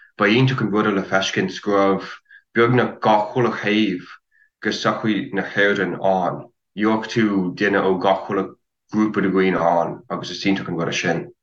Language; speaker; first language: Irish; non-native, fluent; English